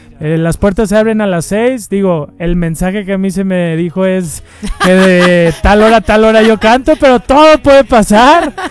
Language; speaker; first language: Spanish; early bilingual, heritage; Spanish